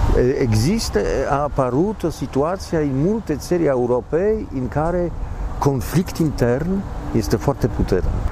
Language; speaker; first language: Romanian; non-native, fluent; Polish